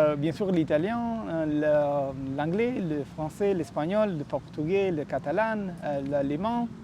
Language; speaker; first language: French; non-native, fluent; Italian